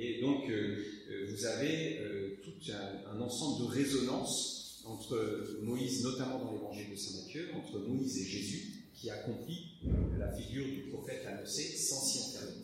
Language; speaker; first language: French; native; French